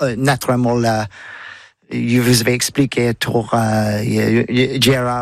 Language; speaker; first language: French; non-native, learner; English